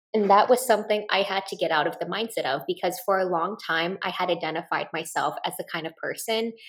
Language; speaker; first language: English; native; English